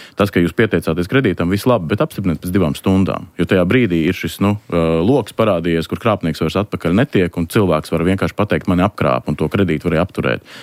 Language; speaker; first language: Latvian; native; Latvian